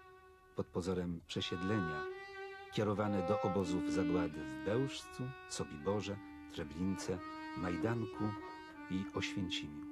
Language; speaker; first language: Polish; native; Polish